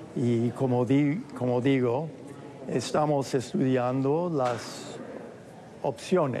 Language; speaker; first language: Spanish; non-native, fluent; English